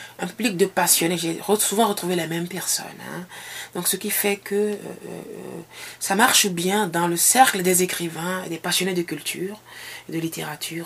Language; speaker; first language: French; non-native, local second language; Ewe